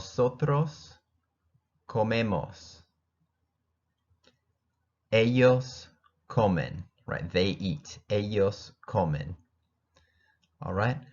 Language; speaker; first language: Spanish; non-native, fluent; English